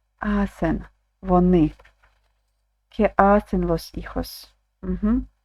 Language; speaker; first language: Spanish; non-native, learner; Ukrainian